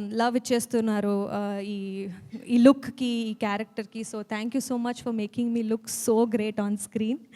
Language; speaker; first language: Telugu; non-native, learner; Kannada